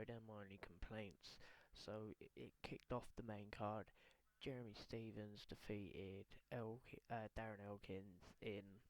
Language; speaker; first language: English; native; English